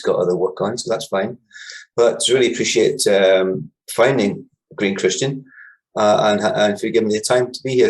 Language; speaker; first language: English; native; English